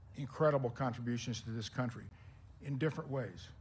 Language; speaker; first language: English; native; English